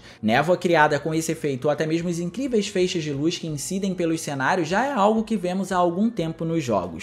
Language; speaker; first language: Portuguese; native; Portuguese